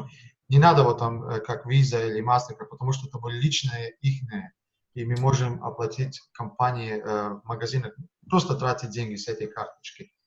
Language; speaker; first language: Russian; non-native, fluent; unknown